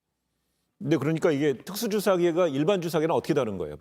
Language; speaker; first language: Korean; native; Korean